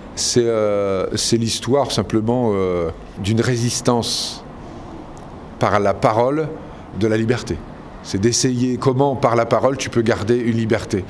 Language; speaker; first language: French; native; French